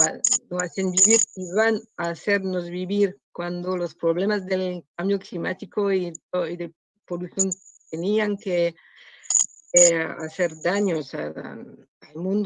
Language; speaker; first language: Spanish; non-native, learner; French